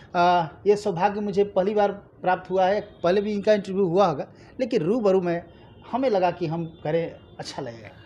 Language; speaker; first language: Hindi; native; Hindi